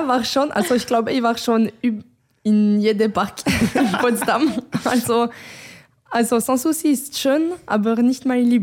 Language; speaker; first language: German; non-native, learner; French